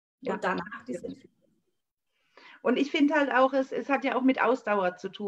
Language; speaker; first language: German; native; German